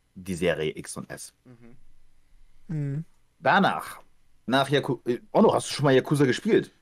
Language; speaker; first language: German; early bilingual, other home language; Ukrainian